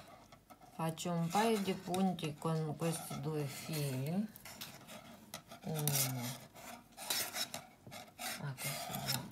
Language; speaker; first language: Italian; non-native, fluent; Russian